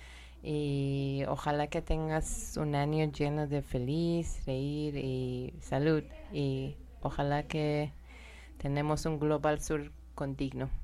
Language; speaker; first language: Spanish; non-native, learner; Persian